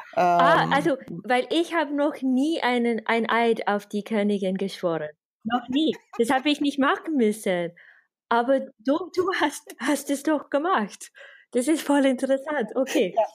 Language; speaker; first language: German; non-native, fluent; English